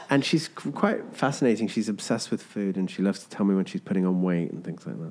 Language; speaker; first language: English; native; English